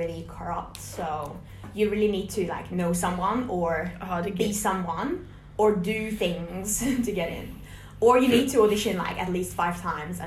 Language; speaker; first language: English; non-native, fluent; Hungarian